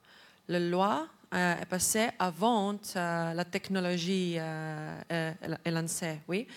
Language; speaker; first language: French; non-native, learner; Estonian